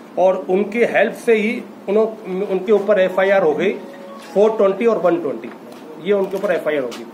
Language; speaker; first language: Hindi; native; Hindi